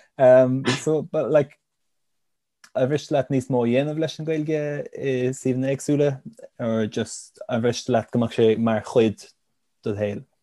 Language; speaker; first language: Irish; native; Irish